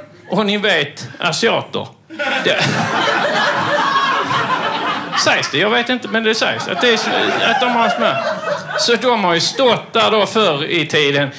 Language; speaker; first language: Swedish; native; Swedish